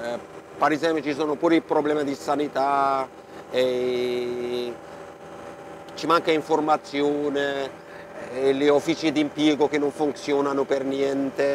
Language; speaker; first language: Italian; non-native, fluent; Arabic